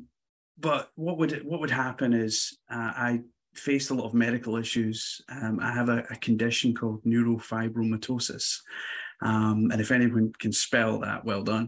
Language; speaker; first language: English; native; English